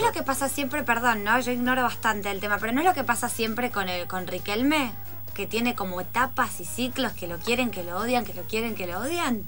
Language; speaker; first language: Spanish; native; Spanish